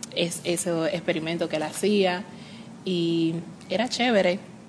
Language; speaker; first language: Spanish; native; Spanish